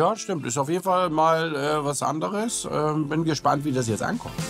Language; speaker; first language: German; native; German